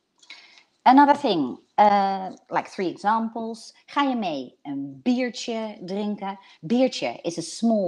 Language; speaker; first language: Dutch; native; Dutch